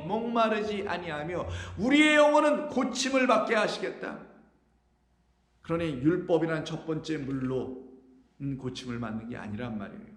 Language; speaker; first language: Korean; native; Korean